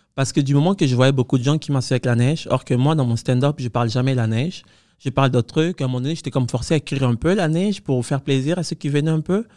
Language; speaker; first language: French; non-native, fluent; Spanish